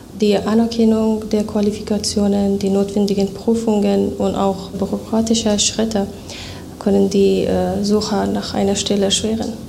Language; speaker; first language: German; non-native, fluent; Persian